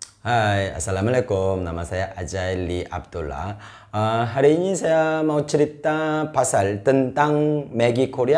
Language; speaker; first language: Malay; non-native, fluent; Korean